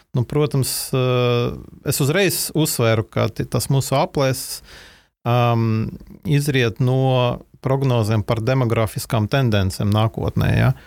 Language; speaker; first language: Latvian; non-native, local second language; Russian